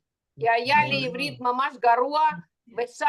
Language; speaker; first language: Hebrew; non-native, fluent; Russian